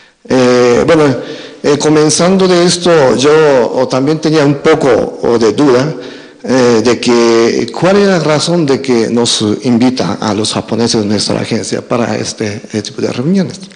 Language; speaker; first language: Spanish; non-native, fluent; Japanese